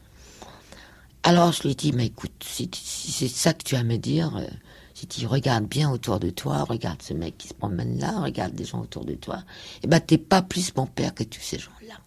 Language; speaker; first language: French; non-native, fluent; Danish